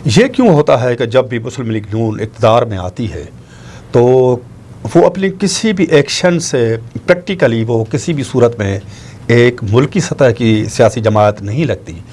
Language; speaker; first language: Urdu; non-native, local second language; Sindhi